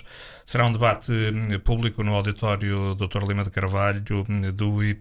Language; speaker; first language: Portuguese; native; Portuguese